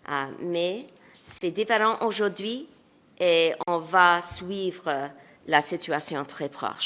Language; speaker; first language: French; non-native, local second language; English